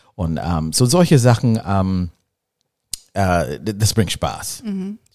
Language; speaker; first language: German; non-native, fluent; English